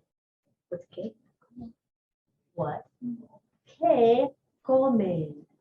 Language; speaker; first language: Spanish; non-native, fluent; English